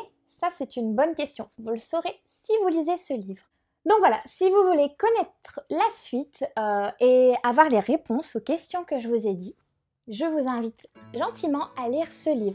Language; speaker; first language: French; native; French